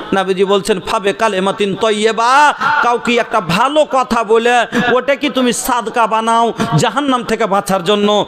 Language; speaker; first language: Bangla; non-native, local second language; Bhojpuri